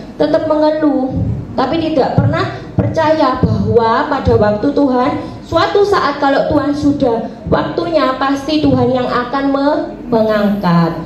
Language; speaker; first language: Indonesian; native; Indonesian